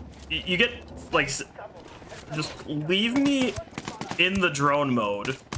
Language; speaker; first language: English; native; English